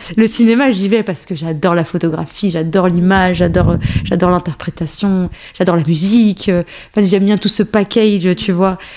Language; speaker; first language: French; early bilingual, other home language; Arabic